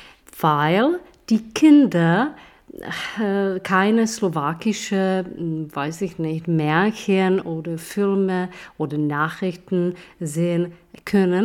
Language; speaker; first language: German; non-native, fluent; Czech